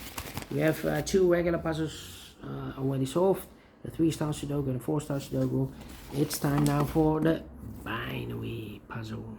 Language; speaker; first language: English; non-native, fluent; Dutch